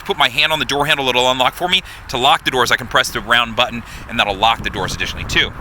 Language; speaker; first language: English; native; English